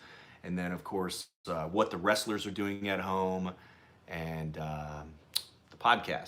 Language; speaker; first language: English; native; English